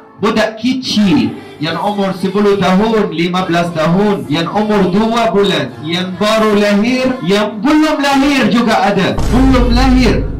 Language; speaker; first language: Malay; non-native, fluent; Arabic